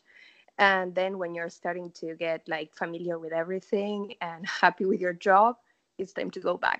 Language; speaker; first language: English; non-native, fluent; Spanish